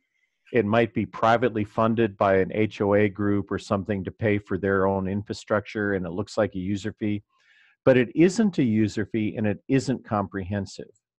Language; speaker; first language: English; native; English